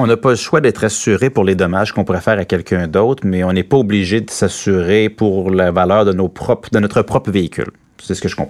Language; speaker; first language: French; native; French